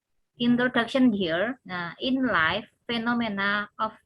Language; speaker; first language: English; non-native, learner; Indonesian